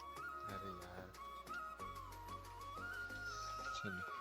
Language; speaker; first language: Hindi; non-native, local second language; Chakma